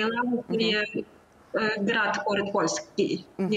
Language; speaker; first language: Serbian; non-native, learner; Ukrainian